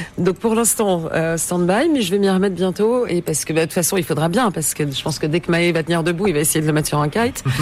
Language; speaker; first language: French; native; French